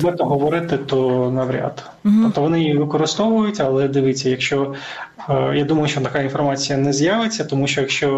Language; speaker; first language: Ukrainian; native; Ukrainian